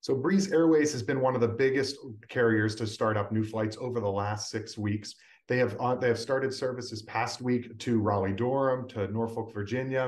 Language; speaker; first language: English; native; English